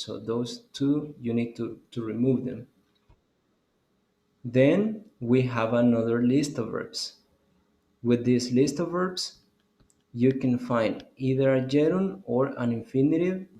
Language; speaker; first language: English; non-native, fluent; Spanish